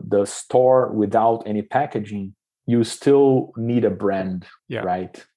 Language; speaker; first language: English; non-native, fluent; Portuguese